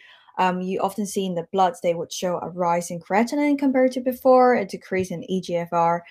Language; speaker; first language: English; native; English